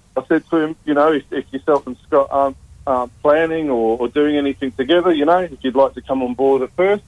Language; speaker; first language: English; native; English